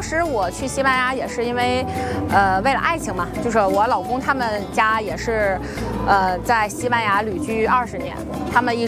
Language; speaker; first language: Chinese; native; Chinese